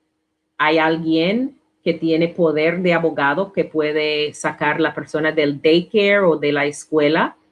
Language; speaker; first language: Spanish; non-native, learner; English